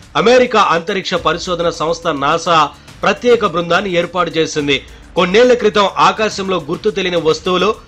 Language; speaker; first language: Telugu; native; Telugu